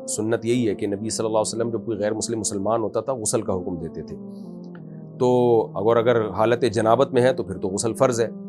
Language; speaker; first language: Urdu; native; Urdu